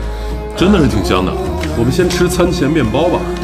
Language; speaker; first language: Chinese; native; Chinese